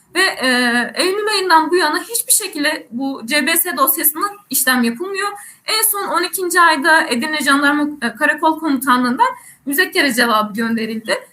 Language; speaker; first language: Turkish; native; Turkish